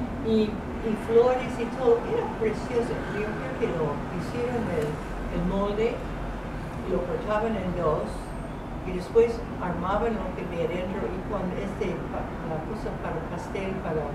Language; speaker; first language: Spanish; non-native, fluent; English